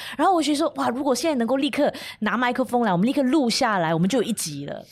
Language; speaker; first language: Chinese; native; Chinese